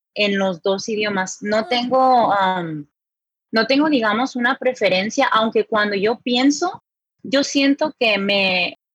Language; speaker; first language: Spanish; native; Spanish